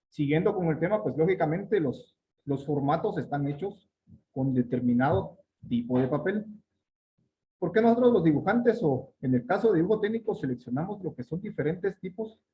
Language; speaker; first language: Spanish; native; Spanish